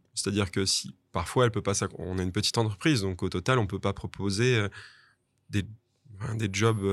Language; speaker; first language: French; native; French